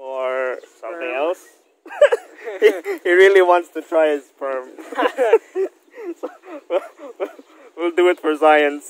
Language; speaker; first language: English; non-native, local second language; Filipino